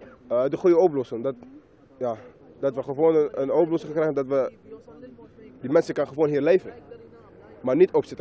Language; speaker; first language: Dutch; non-native, learner; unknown